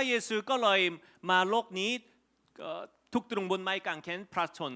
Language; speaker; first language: Thai; non-native, fluent; Korean